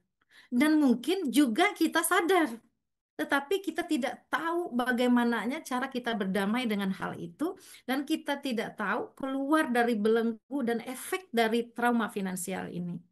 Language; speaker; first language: Indonesian; native; Indonesian